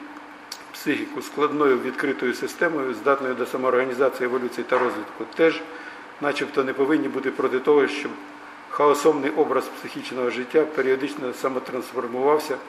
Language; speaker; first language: Ukrainian; native; Ukrainian